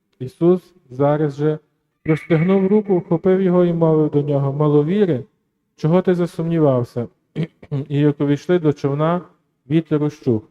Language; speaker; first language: Ukrainian; native; Ukrainian